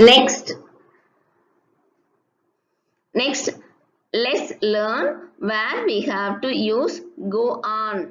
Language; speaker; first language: English; non-native, local second language; Tamil